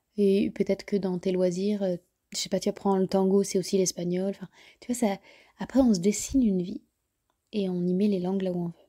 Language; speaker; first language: French; native; French